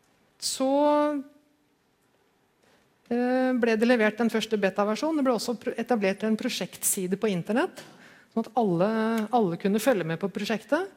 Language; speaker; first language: Norwegian; native; Norwegian